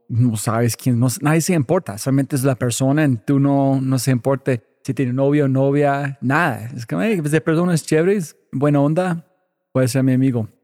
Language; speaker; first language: Spanish; non-native, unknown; English